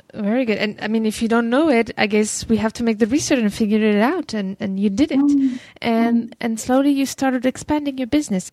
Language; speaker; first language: English; non-native, fluent; French